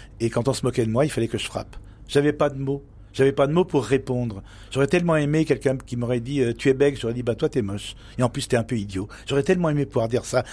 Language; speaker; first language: French; native; French